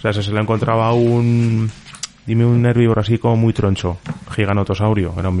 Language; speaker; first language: Spanish; native; Spanish